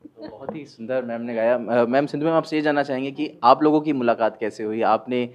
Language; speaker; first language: Hindi; native; Hindi